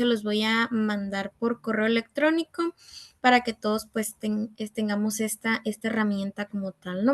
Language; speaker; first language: Spanish; native; Spanish